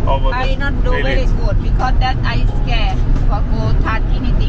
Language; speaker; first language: English; non-native, learner; Finnish